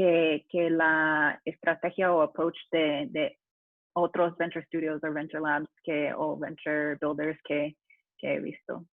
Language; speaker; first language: Spanish; non-native, fluent; English